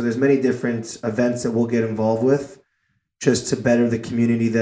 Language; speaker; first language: English; native; English